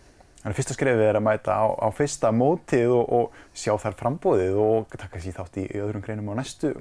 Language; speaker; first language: Icelandic; native; Icelandic